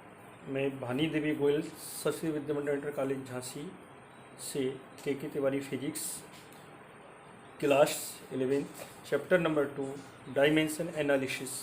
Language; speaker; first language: Hindi; native; Hindi